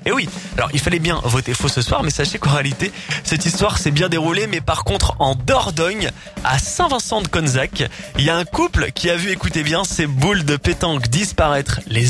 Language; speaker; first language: French; native; French